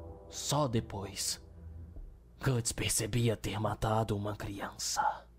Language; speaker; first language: Portuguese; native; Portuguese